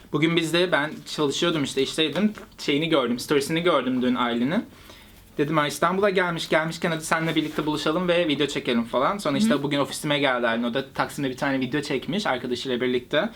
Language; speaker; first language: Turkish; native; Turkish